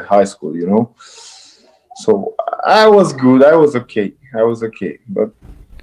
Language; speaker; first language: English; non-native, fluent; Romanian